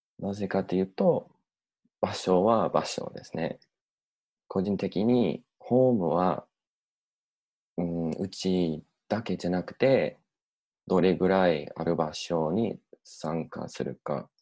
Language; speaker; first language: Japanese; non-native, learner; English